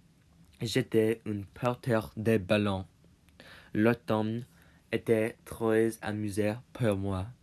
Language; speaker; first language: French; non-native, learner; English